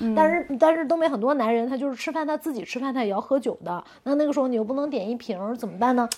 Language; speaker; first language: Chinese; native; Chinese